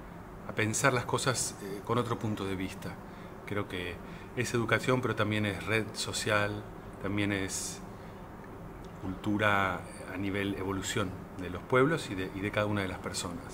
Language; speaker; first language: Spanish; native; Spanish